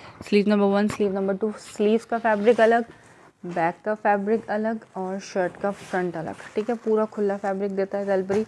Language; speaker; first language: Urdu; native; Urdu